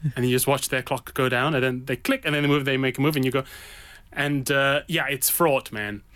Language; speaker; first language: English; native; English